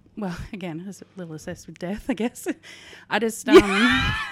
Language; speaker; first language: English; native; English